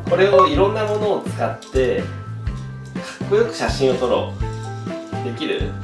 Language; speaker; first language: Japanese; native; Japanese